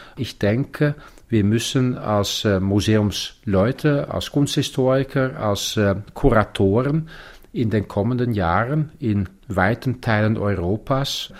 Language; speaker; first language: German; non-native, fluent; Dutch